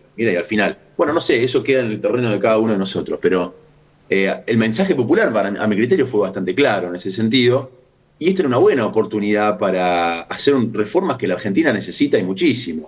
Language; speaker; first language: Spanish; native; Spanish